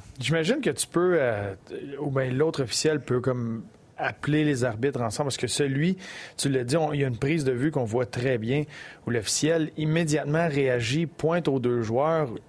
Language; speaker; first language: French; native; French